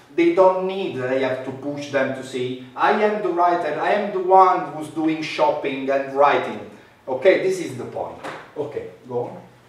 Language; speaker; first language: English; non-native, fluent; Italian